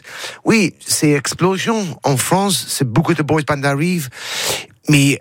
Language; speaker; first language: French; non-native, learner; English